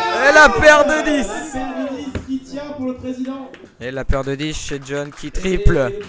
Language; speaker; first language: French; native; French